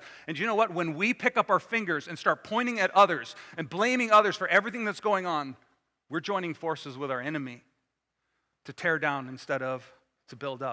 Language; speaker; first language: English; native; English